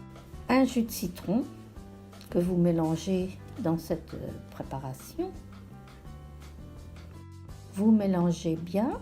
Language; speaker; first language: French; native; French